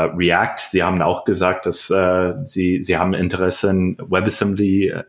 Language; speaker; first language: German; non-native, learner; English